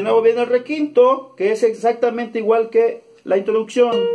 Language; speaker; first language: Spanish; native; Spanish